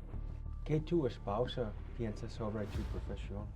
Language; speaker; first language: Spanish; non-native, learner; English